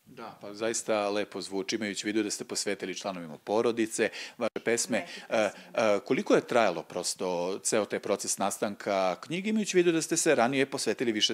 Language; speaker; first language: Serbian; native; Serbian